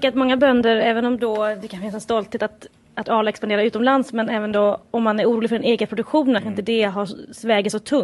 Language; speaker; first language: Swedish; native; Swedish